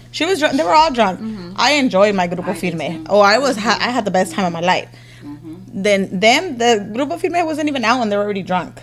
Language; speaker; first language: English; native; English